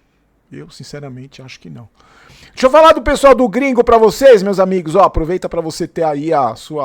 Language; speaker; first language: Portuguese; native; Portuguese